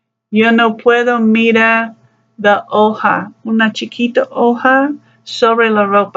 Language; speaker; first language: Spanish; non-native, learner; English